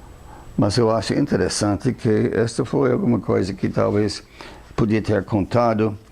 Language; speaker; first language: Portuguese; non-native, fluent; English